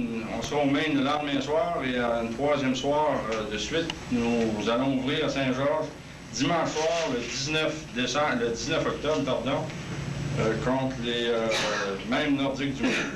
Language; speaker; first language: French; native; French